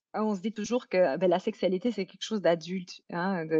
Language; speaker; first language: French; native; French